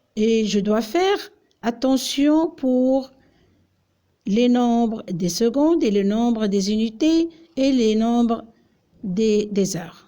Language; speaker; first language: French; non-native, local second language; Arabic